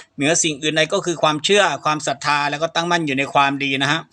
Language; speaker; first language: Thai; native; Thai